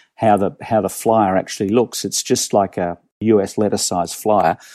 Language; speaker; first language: English; native; English